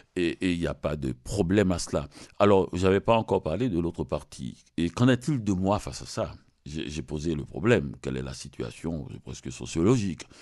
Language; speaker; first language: French; non-native, local second language; Haitian Creole